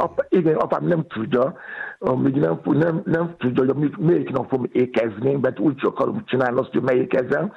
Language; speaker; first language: Hungarian; non-native, learner; Yoruba